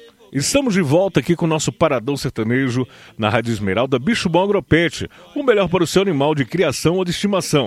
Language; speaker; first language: Portuguese; native; Portuguese